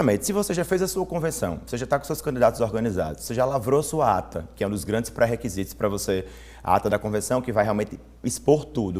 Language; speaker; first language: Portuguese; native; Portuguese